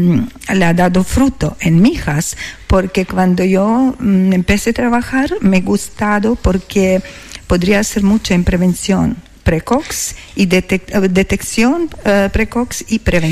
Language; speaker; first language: Spanish; non-native, learner; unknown